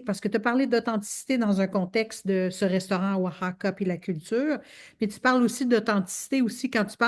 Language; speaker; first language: French; native; French